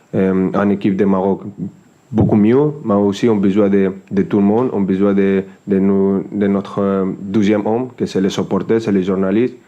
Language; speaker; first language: French; non-native, fluent; Spanish